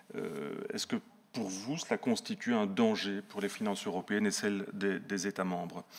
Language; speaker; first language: French; native; French